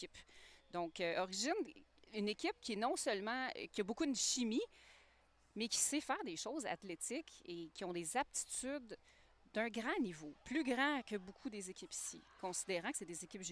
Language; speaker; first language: French; native; French